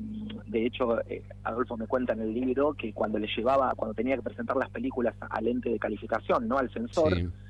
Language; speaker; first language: Spanish; native; Spanish